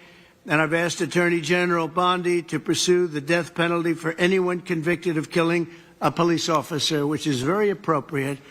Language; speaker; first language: English; native; English